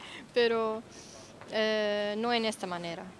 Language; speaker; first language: Spanish; non-native, fluent; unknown